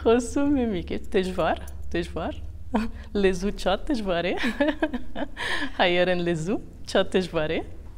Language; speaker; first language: Armenian; non-native, learner; Arabic